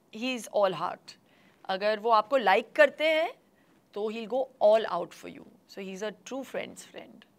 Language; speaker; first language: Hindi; non-native, local second language; Tulu